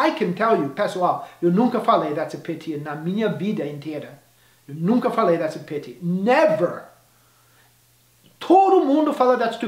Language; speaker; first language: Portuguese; non-native, fluent; English